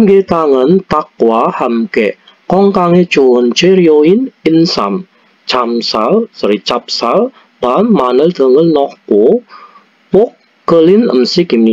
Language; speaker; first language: Korean; non-native, fluent; Indonesian